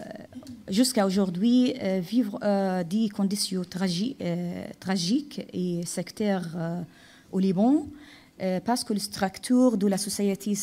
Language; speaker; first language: French; non-native, fluent; Arabic